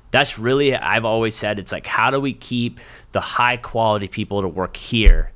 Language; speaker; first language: English; native; English